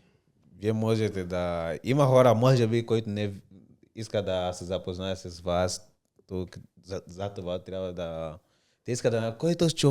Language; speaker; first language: Bulgarian; non-native, learner; Portuguese